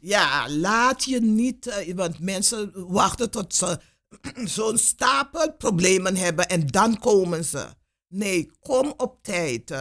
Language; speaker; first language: Dutch; non-native, local second language; Papiamento